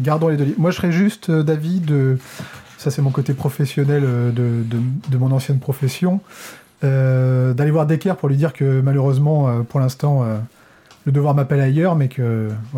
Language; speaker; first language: French; native; French